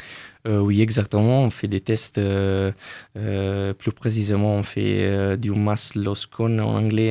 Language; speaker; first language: French; non-native, fluent; Italian